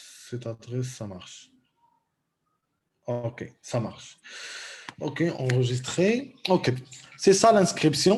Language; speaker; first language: French; non-native, local second language; Arabic